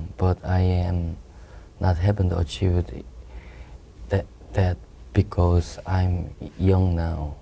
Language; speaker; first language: English; non-native, learner; Korean